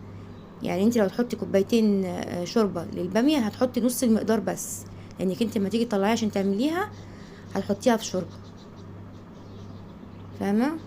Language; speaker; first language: Arabic; native; Arabic